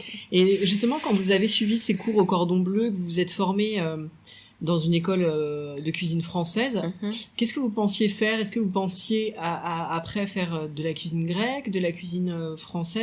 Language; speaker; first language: French; native; French